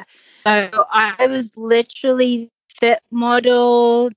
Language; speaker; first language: English; native; English